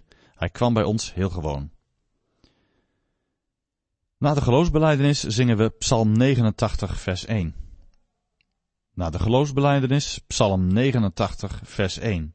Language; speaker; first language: Dutch; native; Dutch